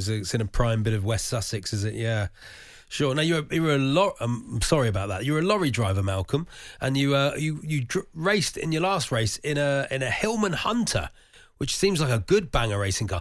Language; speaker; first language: English; native; English